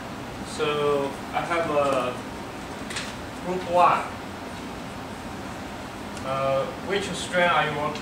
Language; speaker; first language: English; non-native, fluent; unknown